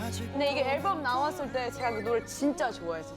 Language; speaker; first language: Korean; non-native, fluent; Chinese